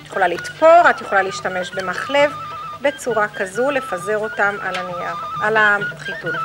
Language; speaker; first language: Hebrew; native; Hebrew